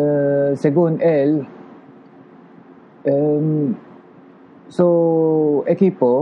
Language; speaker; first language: Spanish; non-native, learner; Japanese